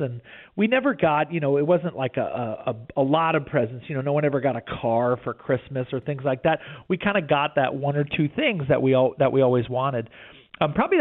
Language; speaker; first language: English; native; English